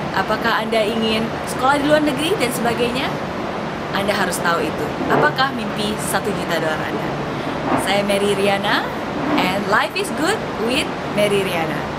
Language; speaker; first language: Indonesian; native; Indonesian